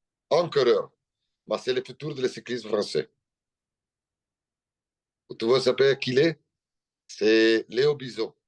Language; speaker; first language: French; non-native, learner; Italian